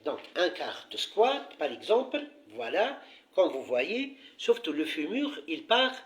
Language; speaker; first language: French; non-native, local second language; Arabic